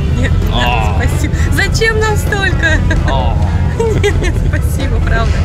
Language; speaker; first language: Russian; native; Russian